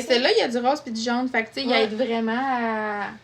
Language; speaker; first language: French; native; French